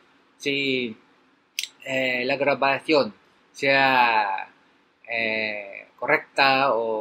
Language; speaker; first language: Spanish; non-native, learner; Filipino